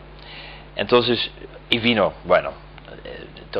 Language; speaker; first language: Spanish; non-native, fluent; Dutch